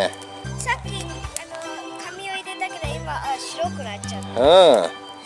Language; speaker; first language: Japanese; early bilingual, heritage; Japanese